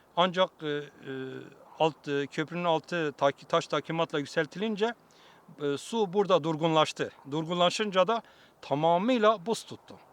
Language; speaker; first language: Turkish; non-native, local second language; Kurdish